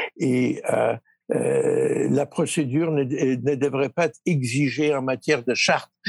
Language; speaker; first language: French; early bilingual, other home language; Polish